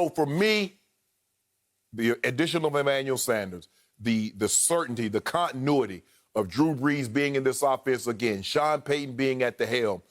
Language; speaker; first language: English; native; English